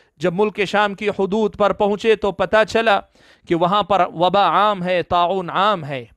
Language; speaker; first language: Urdu; native; Urdu